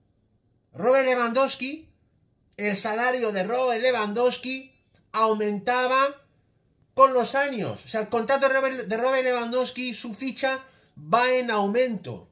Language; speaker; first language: Spanish; native; Spanish